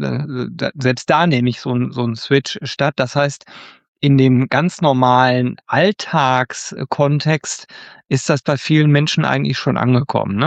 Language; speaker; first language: German; native; German